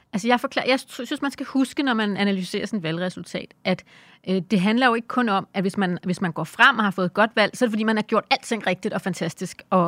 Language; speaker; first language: Danish; native; Danish